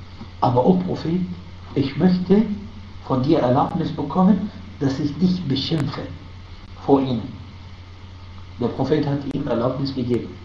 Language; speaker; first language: German; non-native, fluent; Arabic